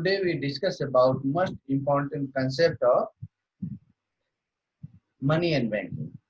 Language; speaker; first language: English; non-native, local second language; Hindi